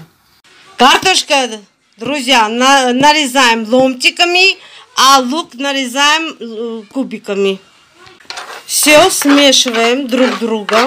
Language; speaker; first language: Russian; non-native, fluent; Armenian